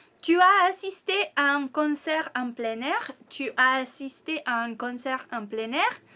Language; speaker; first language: French; non-native, fluent; Spanish